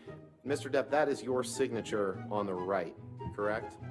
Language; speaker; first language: English; native; English